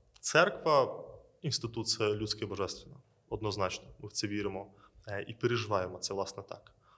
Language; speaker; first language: Ukrainian; native; Ukrainian